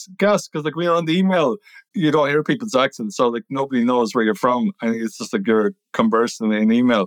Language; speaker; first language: English; native; English